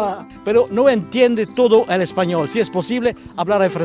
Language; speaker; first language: Spanish; non-native, learner; French